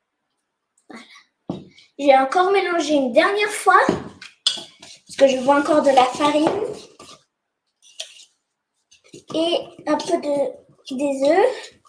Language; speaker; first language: French; non-native, fluent; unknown